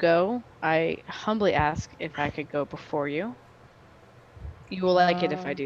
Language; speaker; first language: English; native; English